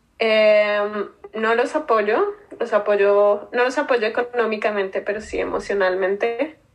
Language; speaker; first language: Spanish; native; Spanish